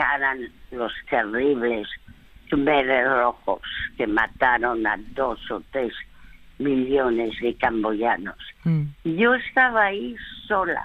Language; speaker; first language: Spanish; early bilingual, other home language; French